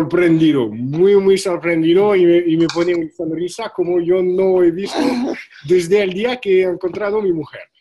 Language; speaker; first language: Spanish; non-native, fluent; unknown